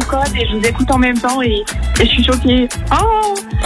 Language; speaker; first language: French; native; French